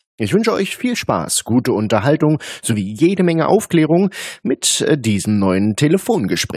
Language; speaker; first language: German; native; German